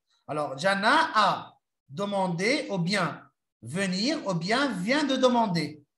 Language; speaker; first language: French; non-native, local second language; Arabic